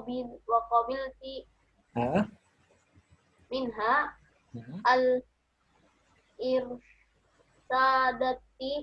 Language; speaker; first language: Arabic; non-native, learner; Indonesian